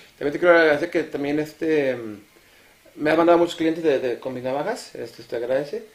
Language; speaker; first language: Spanish; native; Spanish